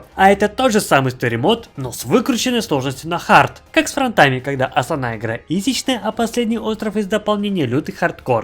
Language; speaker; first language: Russian; native; Russian